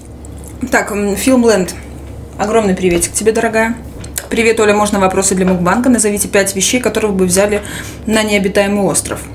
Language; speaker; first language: Russian; native; Russian